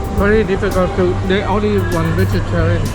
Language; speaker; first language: English; non-native, learner; Thai